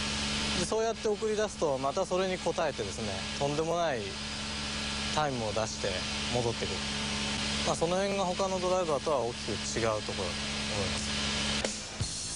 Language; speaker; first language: Japanese; native; Japanese